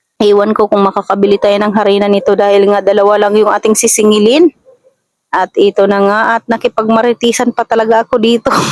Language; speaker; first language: Filipino; non-native, local second language; Masbatenyo